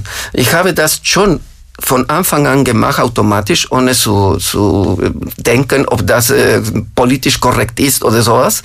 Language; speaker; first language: German; non-native, fluent; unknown